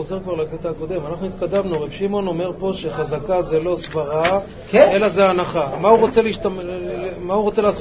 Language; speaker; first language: Hebrew; native; Hebrew